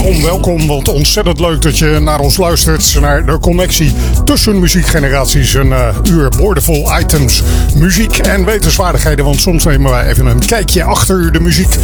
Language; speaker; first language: Dutch; native; Dutch